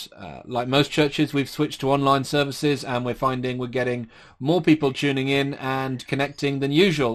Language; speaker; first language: English; native; English